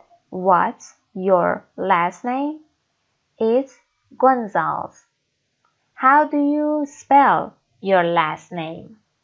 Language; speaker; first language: English; non-native, fluent; Persian